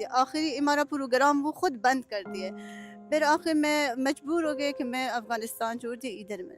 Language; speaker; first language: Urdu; non-native, learner; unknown